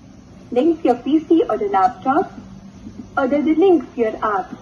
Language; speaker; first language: German; non-native, learner; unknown